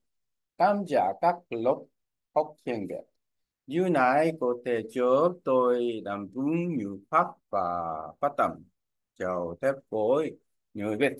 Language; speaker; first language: Vietnamese; non-native, learner; Korean